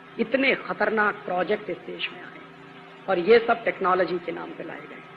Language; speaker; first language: Hindi; native; Hindi